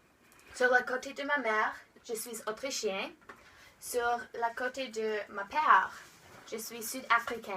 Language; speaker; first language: French; non-native, learner; English